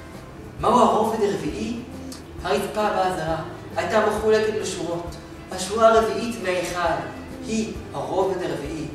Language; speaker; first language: Hebrew; native; Hebrew